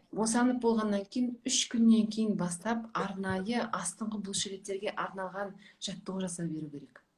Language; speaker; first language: Kazakh; non-native, local second language; Russian